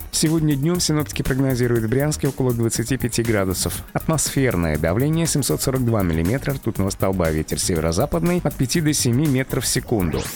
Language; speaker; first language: Russian; native; Russian